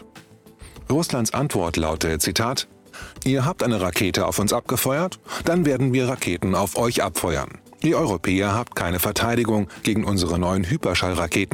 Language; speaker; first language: German; native; German